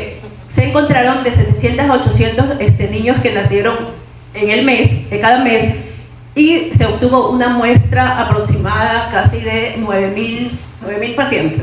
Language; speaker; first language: Spanish; native; Spanish